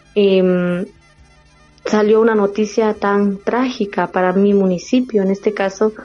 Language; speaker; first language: Spanish; non-native, local second language; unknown